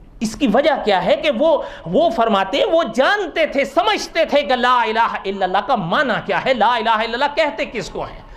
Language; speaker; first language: Urdu; non-native, local second language; Punjabi